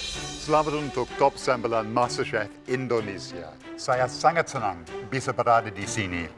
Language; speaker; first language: Indonesian; non-native, fluent; English